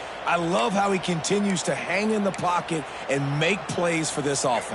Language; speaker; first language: English; native; English